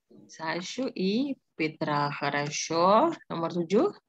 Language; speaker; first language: Russian; non-native, fluent; Indonesian